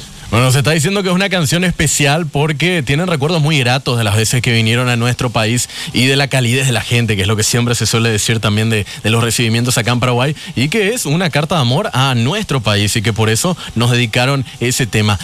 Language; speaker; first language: Spanish; native; Spanish